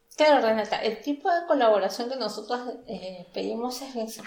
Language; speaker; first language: Spanish; native; Spanish